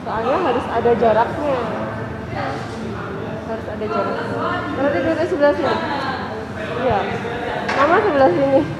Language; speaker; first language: Indonesian; native; Indonesian